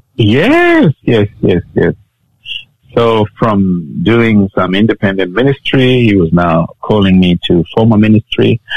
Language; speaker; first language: English; non-native, local second language; Bemba